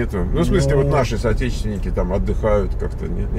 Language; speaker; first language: Russian; native; Russian